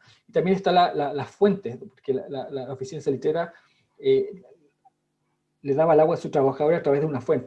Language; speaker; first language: Spanish; native; Spanish